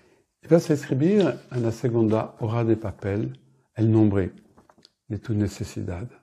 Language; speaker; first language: Spanish; non-native, fluent; French